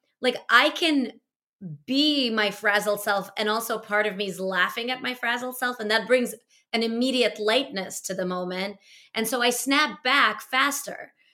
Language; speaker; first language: English; early bilingual, other home language; Russian